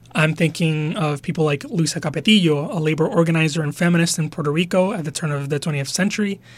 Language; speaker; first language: English; non-native, local second language; Spanish